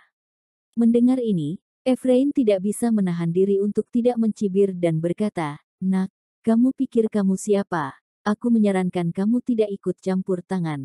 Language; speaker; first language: Indonesian; native; Indonesian